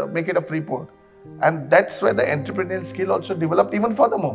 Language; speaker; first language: English; non-native, local second language; Konkani